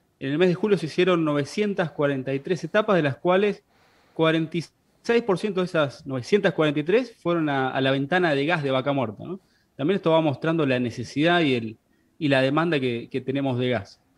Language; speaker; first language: Spanish; native; Spanish